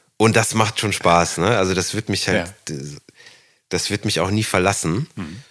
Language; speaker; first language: German; native; German